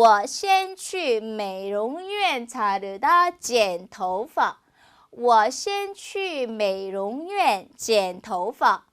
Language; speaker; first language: Chinese; non-native, fluent; Korean